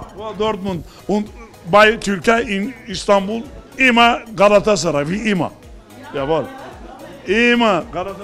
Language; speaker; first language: German; non-native, learner; Turkish